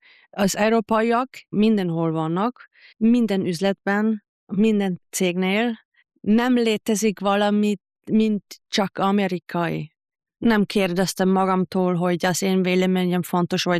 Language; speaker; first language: Hungarian; non-native, learner; German